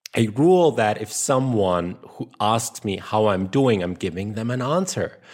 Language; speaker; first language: English; non-native, fluent; German